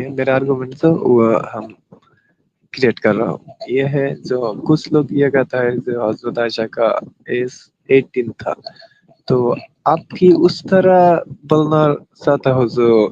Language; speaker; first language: Hindi; non-native, learner; Bangla